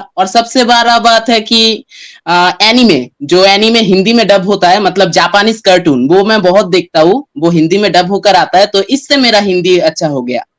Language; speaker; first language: Hindi; non-native, fluent; Bangla